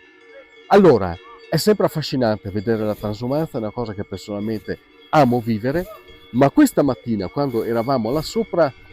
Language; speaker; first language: Italian; native; Italian